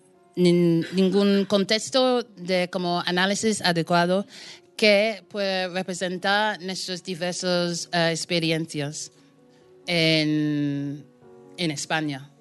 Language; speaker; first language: Spanish; non-native, fluent; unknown